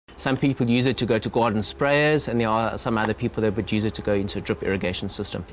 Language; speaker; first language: English; native; English